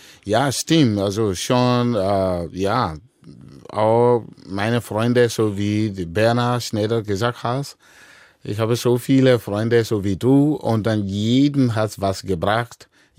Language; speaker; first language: German; non-native, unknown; Dyula